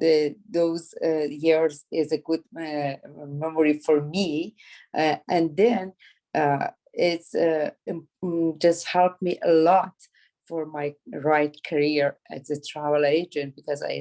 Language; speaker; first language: English; non-native, learner; Persian